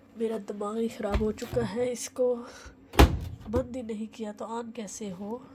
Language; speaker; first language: Urdu; native; Urdu